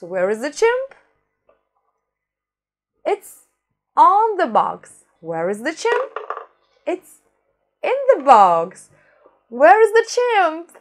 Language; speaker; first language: English; non-native, fluent; Russian